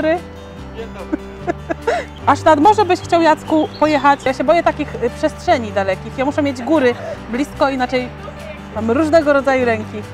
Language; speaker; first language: Polish; native; Polish